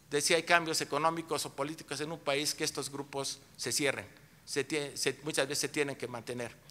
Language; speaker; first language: Spanish; native; Spanish